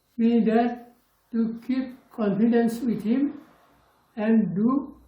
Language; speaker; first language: English; non-native, local second language; Assamese